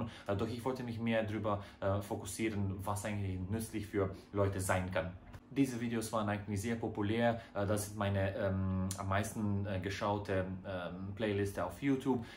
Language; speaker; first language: German; non-native, fluent; Croatian